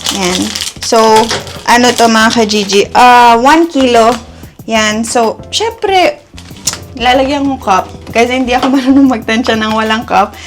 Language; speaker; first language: Filipino; native; Filipino